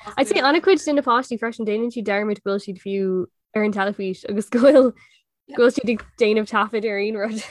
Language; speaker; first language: Irish; non-native, local second language; English